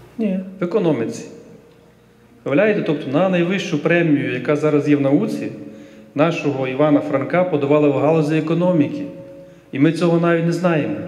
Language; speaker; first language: Ukrainian; native; Ukrainian